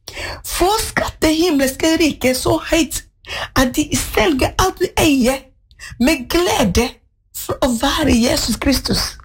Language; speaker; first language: Swedish; non-native, learner; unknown